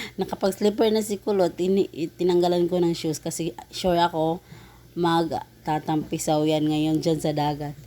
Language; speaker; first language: Filipino; native; Filipino